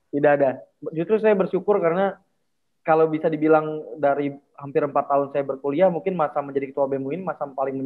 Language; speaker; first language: Indonesian; native; Indonesian